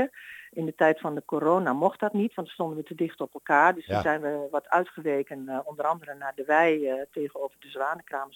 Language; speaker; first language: Dutch; native; Dutch